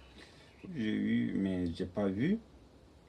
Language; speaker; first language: French; non-native, learner; Arabic